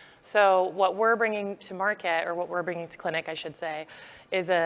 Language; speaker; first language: English; native; English